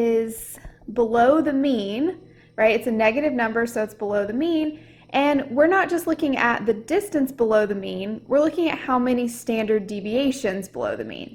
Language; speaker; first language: English; native; English